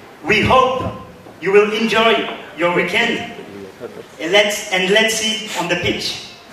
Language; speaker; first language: English; non-native, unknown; French